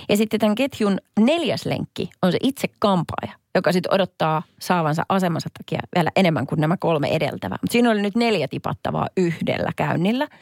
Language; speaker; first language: Finnish; native; Finnish